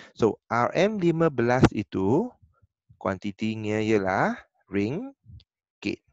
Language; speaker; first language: Malay; non-native, local second language; Chinese